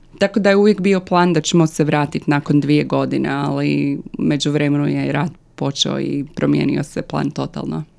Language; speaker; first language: Croatian; early bilingual, other home language; English